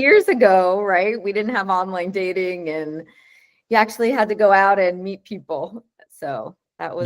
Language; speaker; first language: English; native; English